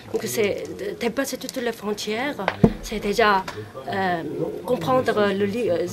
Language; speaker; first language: French; non-native, fluent; Korean